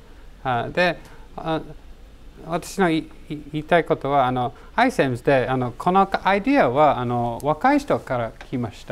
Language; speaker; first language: Japanese; non-native, learner; English